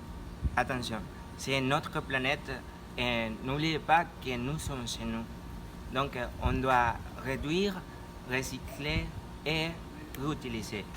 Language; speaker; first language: French; non-native, learner; Spanish